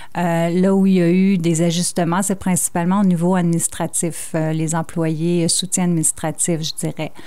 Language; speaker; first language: French; native; French